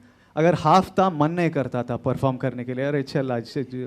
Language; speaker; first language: Hindi; non-native, local second language; Telugu